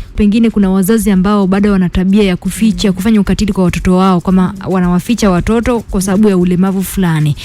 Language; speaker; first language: Swahili; native; Swahili